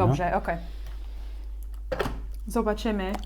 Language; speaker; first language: Polish; non-native, learner; English